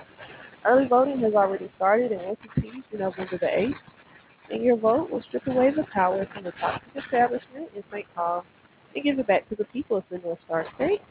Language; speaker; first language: English; native; English